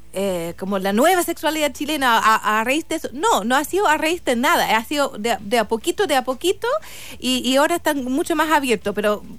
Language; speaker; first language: Spanish; non-native, fluent; English